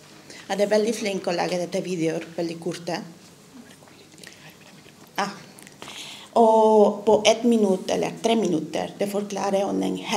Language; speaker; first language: Norwegian; non-native, learner; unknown